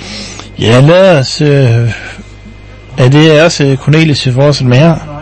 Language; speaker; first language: Danish; native; Danish